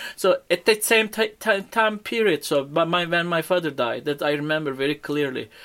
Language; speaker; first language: English; non-native, fluent; Turkish